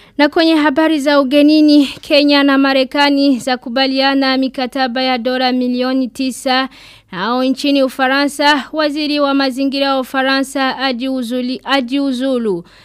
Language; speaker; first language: Swahili; non-native, local second language; Rundi